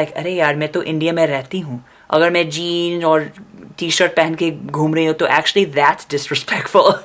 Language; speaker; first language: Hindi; non-native, fluent; English